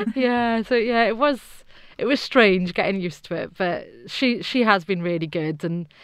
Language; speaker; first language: English; native; English